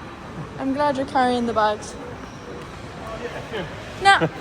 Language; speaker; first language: English; native; English